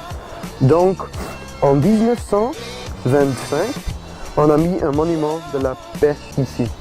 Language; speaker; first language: French; non-native, learner; Dutch